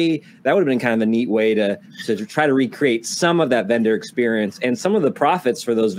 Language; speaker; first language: English; non-native, local second language; Filipino